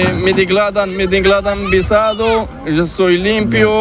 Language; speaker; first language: Spanish; non-native, learner; Arabic